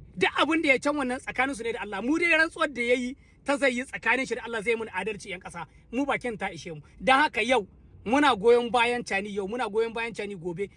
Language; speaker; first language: Hausa; native; Hausa